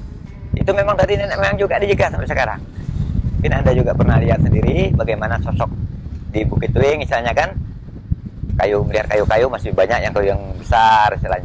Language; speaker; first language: Indonesian; non-native, local second language; Malay